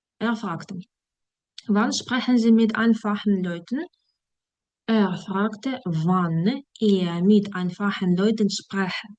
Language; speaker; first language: German; non-native, fluent; Ukrainian